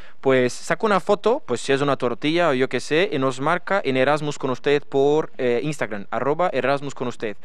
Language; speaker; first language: Spanish; non-native, fluent; Portuguese